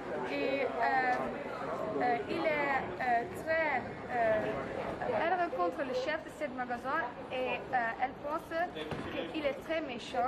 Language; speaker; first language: French; non-native, learner; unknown